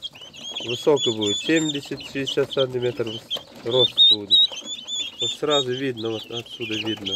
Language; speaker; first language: Russian; non-native, learner; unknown